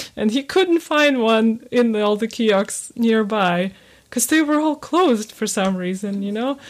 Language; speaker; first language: English; early bilingual, other home language; Ukrainian